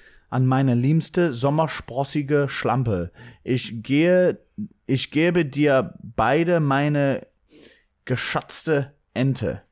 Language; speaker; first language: German; early bilingual, heritage; German